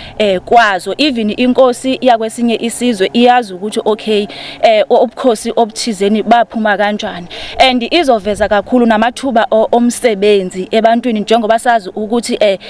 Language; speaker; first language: Zulu; non-native, local second language; Xhosa